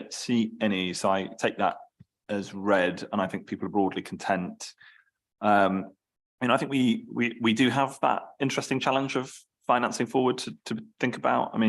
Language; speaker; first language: English; native; English